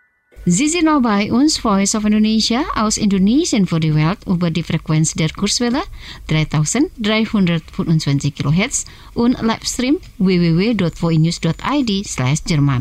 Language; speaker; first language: German; non-native, fluent; Indonesian